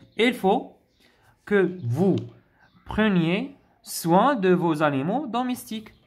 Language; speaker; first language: French; non-native, local second language; Arabic